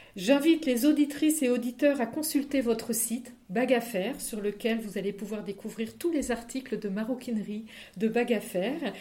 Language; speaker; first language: French; native; French